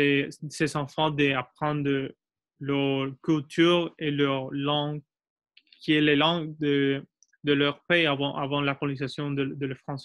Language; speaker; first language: French; non-native, learner; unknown